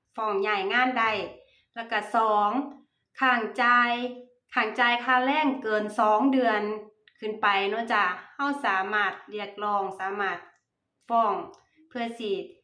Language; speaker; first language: Thai; native; Thai